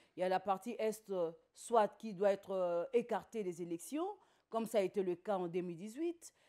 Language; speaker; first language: French; non-native, local second language; Lingala